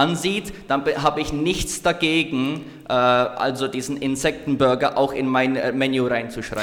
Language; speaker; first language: German; non-native, learner; Czech